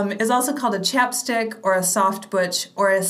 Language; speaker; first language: English; native; English